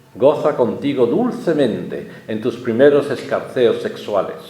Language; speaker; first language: Spanish; native; Spanish